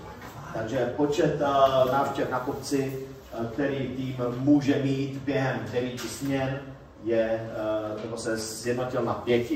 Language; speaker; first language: Czech; native; Czech